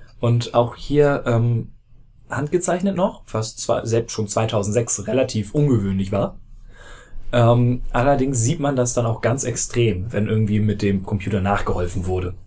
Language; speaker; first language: German; native; German